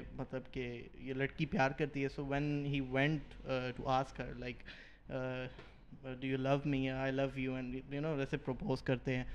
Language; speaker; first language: Urdu; native; Urdu